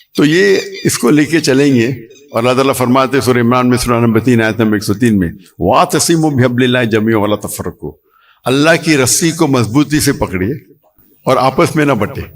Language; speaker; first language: Urdu; non-native, local second language; Konkani